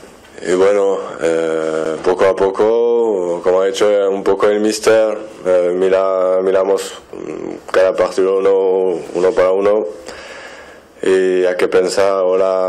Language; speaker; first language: Spanish; non-native, fluent; French